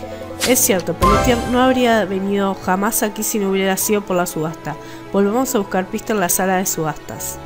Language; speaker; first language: Spanish; native; Spanish